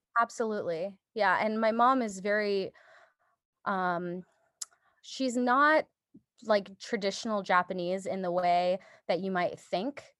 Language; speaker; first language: English; early bilingual, other home language; Japanese